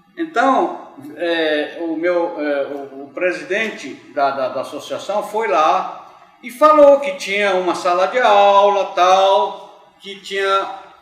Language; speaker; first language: Portuguese; early bilingual, other home language; Japanese